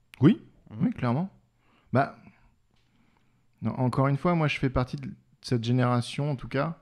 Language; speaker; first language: French; native; French